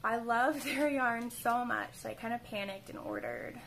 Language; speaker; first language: English; native; English